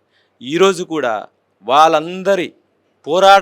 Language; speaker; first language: Telugu; native; Telugu